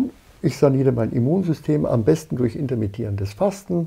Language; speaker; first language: German; native; German